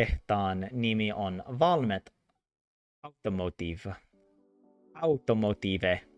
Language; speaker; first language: Finnish; non-native, learner; English